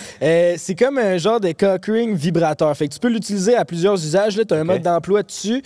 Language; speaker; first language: French; native; French